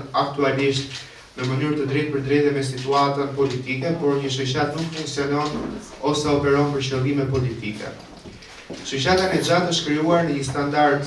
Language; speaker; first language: Albanian; native; Albanian